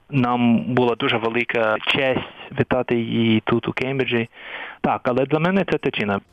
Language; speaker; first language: Ukrainian; non-native, fluent; English